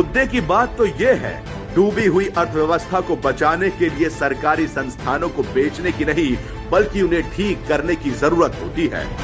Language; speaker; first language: Hindi; native; Hindi